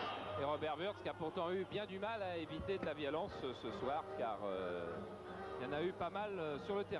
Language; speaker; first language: French; native; French